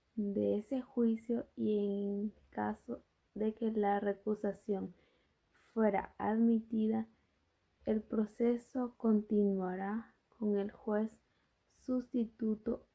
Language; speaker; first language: Spanish; native; Spanish